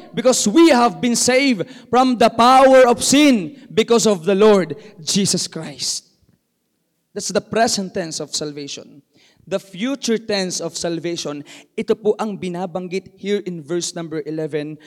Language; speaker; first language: English; non-native, local second language; Filipino